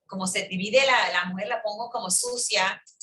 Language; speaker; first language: Spanish; early bilingual, heritage; English